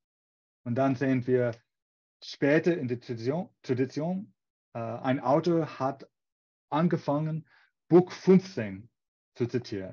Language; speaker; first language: German; non-native, fluent; English